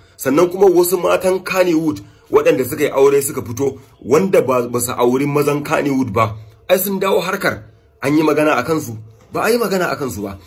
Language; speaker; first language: Hausa; non-native, local second language; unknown